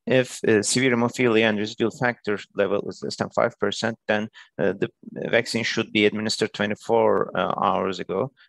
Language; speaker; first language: English; non-native, fluent; Turkish